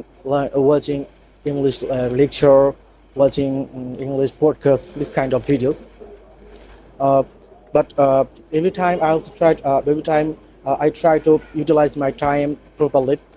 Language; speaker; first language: English; non-native, learner; Bangla